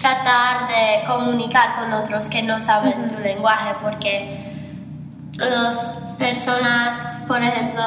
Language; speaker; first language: Spanish; non-native, learner; English